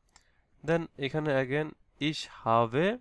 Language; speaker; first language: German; non-native, learner; Bangla